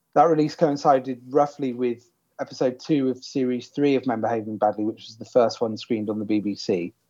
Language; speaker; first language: English; native; English